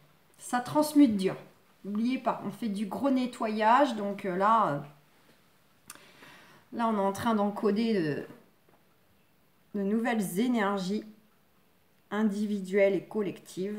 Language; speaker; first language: French; native; French